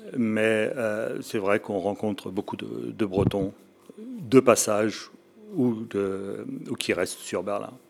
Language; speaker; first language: French; native; French